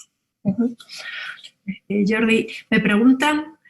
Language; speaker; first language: Spanish; native; Spanish